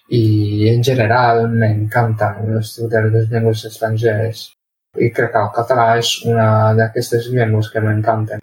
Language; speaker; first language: Catalan; non-native, fluent; Italian